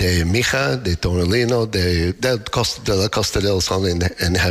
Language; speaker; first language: Spanish; non-native, learner; English